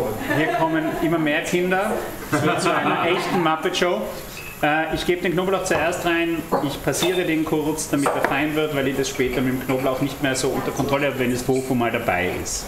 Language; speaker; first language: German; native; German